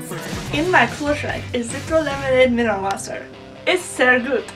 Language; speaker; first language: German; non-native, learner; English